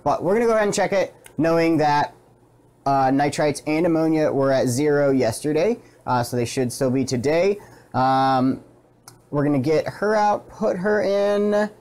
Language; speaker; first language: English; native; English